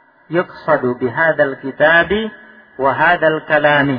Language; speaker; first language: Arabic; non-native, fluent; Indonesian